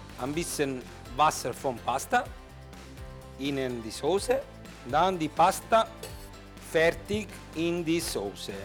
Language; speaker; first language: German; non-native, learner; Italian